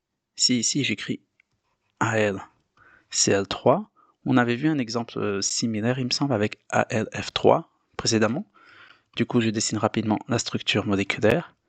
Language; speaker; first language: French; native; French